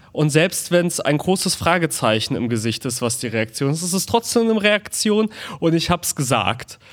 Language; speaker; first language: German; early bilingual, other home language; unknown